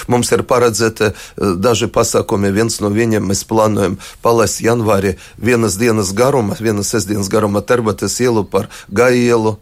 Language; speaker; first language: Latvian; non-native, local second language; Russian